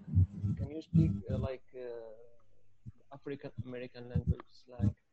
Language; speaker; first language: English; non-native, local second language; Arabic